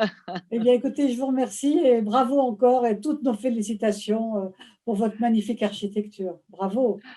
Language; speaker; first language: French; native; French